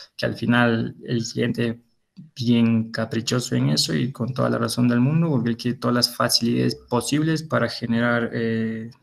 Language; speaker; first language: Spanish; native; Spanish